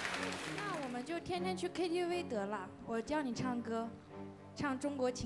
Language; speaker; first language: Chinese; native; Chinese